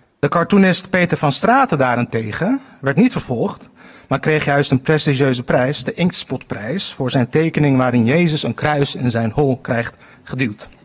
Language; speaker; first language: Dutch; early bilingual, other home language; Turkish